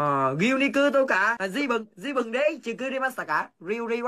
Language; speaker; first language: Japanese; non-native, learner; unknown